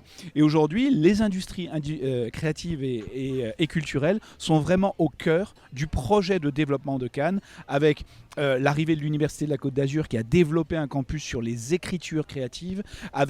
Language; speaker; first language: French; native; French